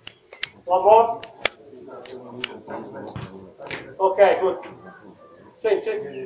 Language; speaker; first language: English; non-native, learner; Italian